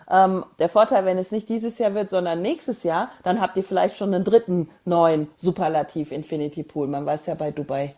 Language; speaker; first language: German; native; German